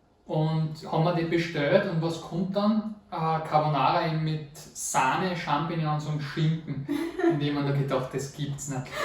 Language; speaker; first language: German; native; German